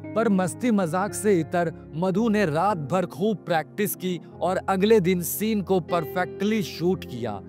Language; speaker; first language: Hindi; native; Hindi